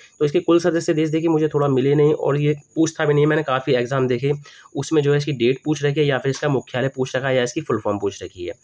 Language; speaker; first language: Hindi; native; Hindi